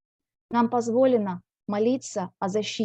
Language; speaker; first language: Russian; native; Russian